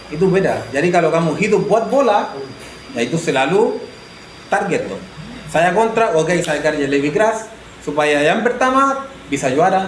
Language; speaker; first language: Indonesian; non-native, fluent; Spanish